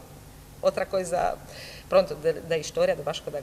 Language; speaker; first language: Portuguese; non-native, learner; Romanian